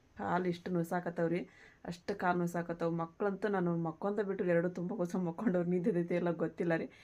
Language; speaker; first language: Kannada; non-native, local second language; Urdu